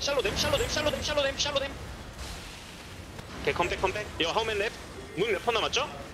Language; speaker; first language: English; non-native, learner; Korean